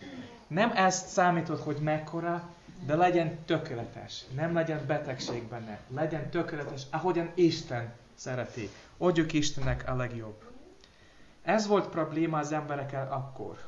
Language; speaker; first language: Hungarian; non-native, fluent; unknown